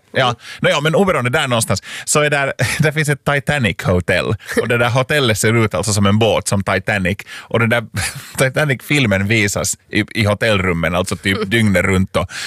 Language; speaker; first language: Swedish; native; Swedish